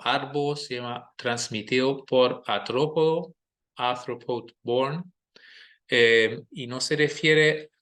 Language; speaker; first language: Spanish; non-native, fluent; German